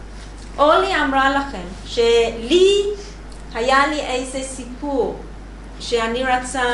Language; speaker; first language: Hebrew; non-native, learner; English